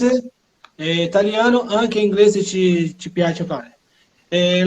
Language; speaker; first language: Italian; non-native, learner; Portuguese